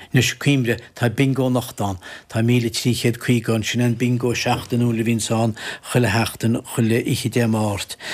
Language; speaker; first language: Irish; native; Irish